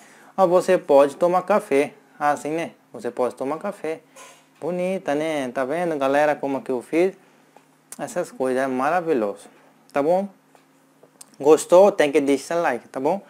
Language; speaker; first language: Portuguese; non-native, learner; Hindi